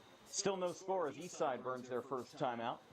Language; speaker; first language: English; native; English